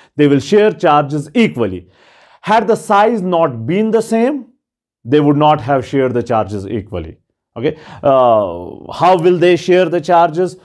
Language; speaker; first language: English; non-native, local second language; Kashmiri